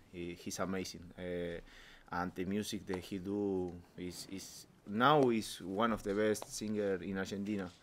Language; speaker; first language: English; non-native, learner; Spanish